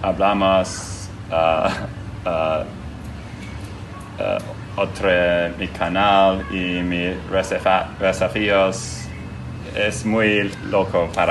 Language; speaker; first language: Spanish; non-native, learner; English